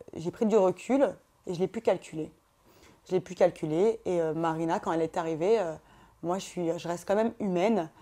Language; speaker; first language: French; native; French